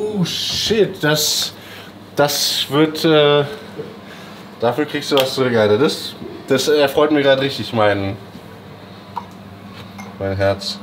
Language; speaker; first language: German; native; German